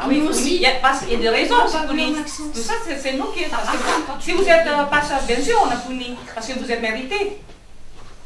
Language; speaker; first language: French; non-native, fluent; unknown